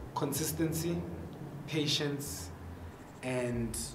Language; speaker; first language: English; non-native, local second language; Tsonga